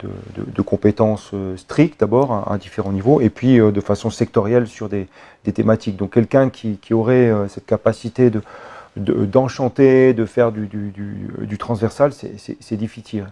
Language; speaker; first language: French; native; French